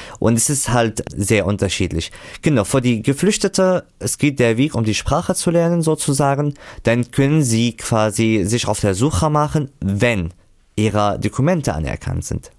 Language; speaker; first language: German; non-native, fluent; Arabic